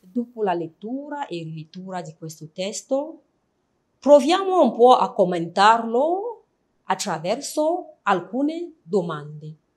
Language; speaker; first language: Italian; non-native, fluent; French